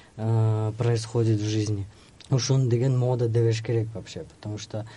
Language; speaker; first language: Russian; non-native, local second language; Kyrgyz